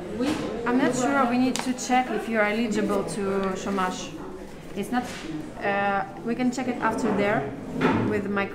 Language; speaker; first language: English; non-native, fluent; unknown